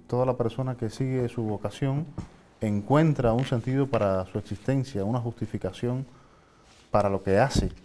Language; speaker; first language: Spanish; native; Spanish